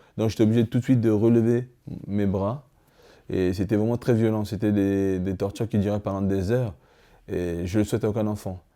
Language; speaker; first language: French; early bilingual, other home language; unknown